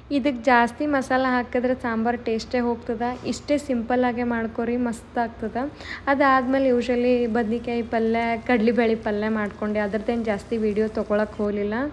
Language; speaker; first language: Kannada; native; Kannada